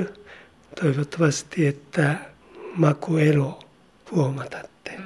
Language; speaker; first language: Finnish; non-native, learner; Japanese